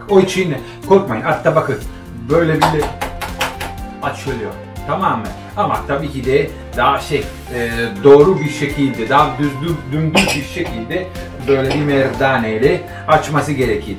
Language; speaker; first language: Turkish; non-native, fluent; Italian